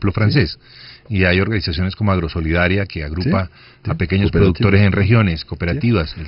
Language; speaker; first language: Spanish; native; Spanish